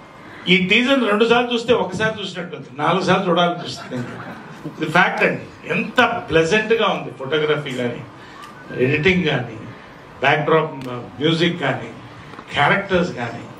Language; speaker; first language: Telugu; native; Telugu